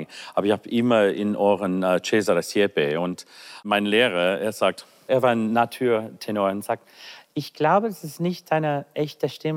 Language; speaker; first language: German; non-native, learner; English